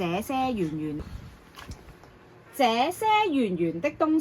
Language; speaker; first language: Chinese; non-native, fluent; Cantonese